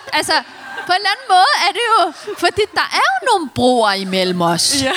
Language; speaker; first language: Danish; early bilingual, other home language; Turkish